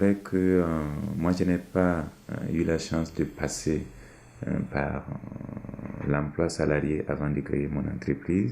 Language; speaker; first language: French; non-native, local second language; Mossi